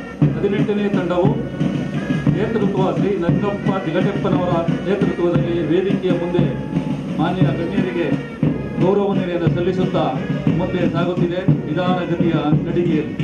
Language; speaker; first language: Kannada; native; Kannada